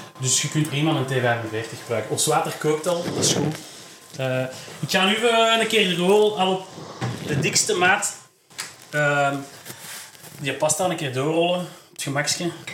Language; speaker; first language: Dutch; native; Dutch